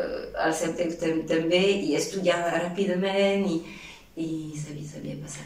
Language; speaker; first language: Catalan; non-native, local second language; French